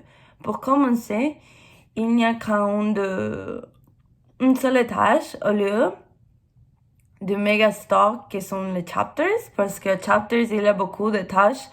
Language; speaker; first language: French; non-native, learner; English